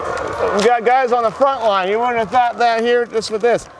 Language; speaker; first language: English; native; English